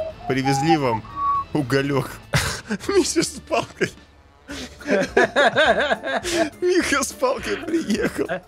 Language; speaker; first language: Russian; native; Russian